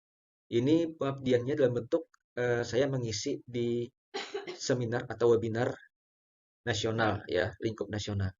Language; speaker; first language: Indonesian; native; Indonesian